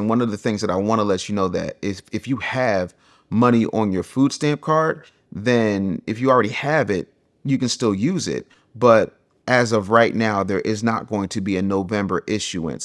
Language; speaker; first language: English; native; English